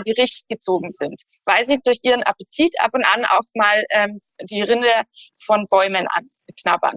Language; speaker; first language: German; native; German